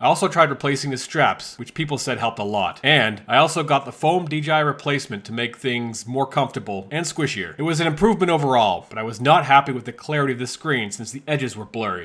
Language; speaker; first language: English; native; English